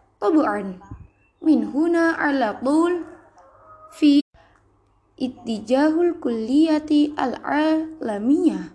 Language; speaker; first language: Arabic; non-native, learner; Indonesian